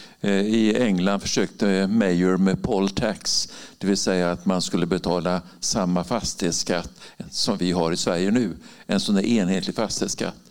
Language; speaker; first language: Swedish; native; Swedish